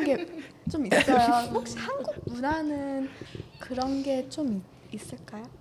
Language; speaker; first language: Korean; early bilingual, heritage; Korean